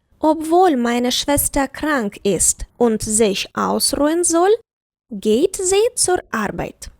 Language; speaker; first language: German; non-native, fluent; Ukrainian